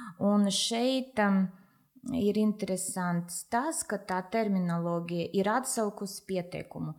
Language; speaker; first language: Latvian; non-native, local second language; Russian